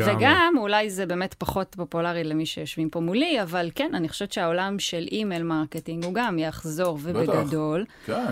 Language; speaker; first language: Hebrew; native; Hebrew